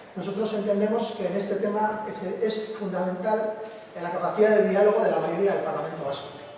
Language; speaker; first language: Spanish; native; Spanish